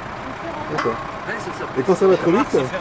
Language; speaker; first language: French; native; French